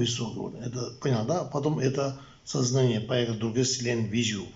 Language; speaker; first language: Russian; non-native, learner; Tibetan